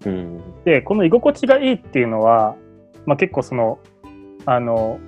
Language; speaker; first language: Japanese; native; Japanese